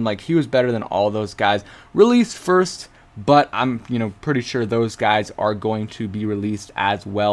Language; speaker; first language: English; native; English